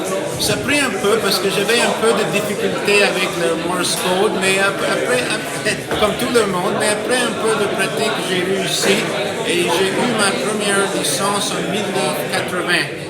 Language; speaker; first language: French; non-native, local second language; English